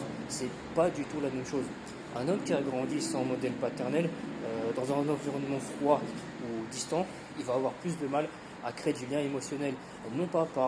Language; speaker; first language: French; native; French